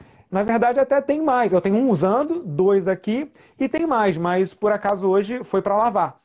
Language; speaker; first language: Portuguese; native; Portuguese